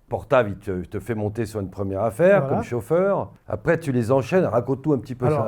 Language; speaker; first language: French; native; French